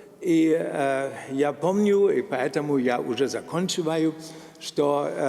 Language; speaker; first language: Russian; non-native, learner; German